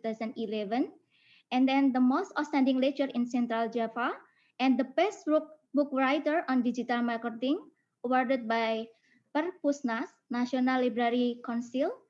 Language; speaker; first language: English; non-native, fluent; Indonesian